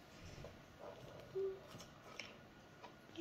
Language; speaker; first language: Persian; early bilingual, heritage; Persian